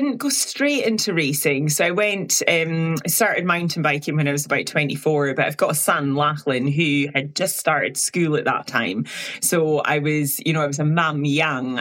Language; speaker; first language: English; native; English